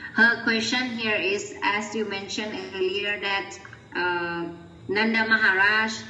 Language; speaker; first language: English; non-native, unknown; Thai